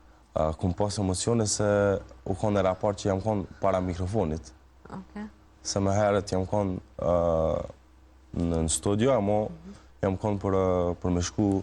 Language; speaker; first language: Albanian; early bilingual, heritage; Albanian